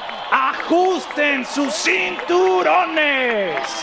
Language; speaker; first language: Spanish; native; Spanish